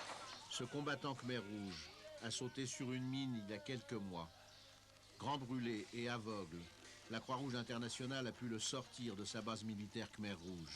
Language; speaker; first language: French; native; French